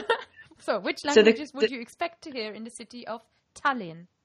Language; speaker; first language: English; non-native, fluent; German